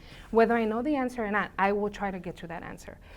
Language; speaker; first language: English; early bilingual, other home language; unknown